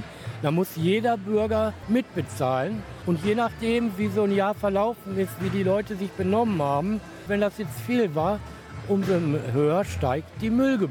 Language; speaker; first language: German; native; German